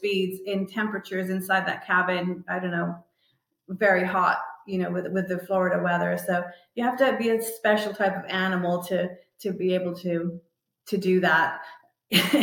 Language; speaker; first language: English; native; English